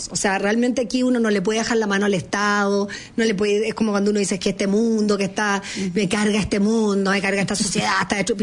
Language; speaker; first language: Spanish; native; Spanish